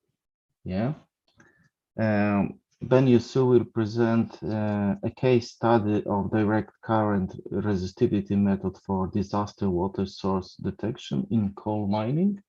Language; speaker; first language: English; non-native, fluent; Polish